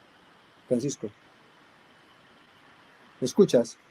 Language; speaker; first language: Spanish; native; Spanish